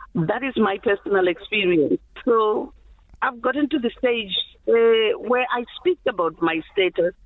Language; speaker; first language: English; non-native, local second language; Shona